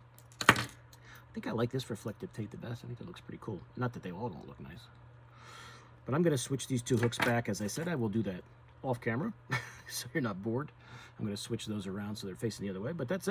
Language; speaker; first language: English; native; English